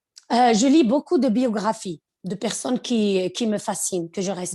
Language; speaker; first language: French; non-native, local second language; Arabic